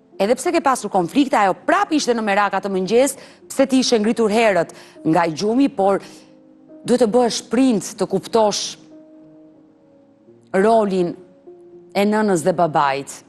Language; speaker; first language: Albanian; native; Albanian